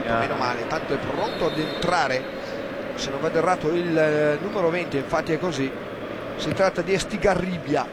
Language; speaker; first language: Italian; native; Italian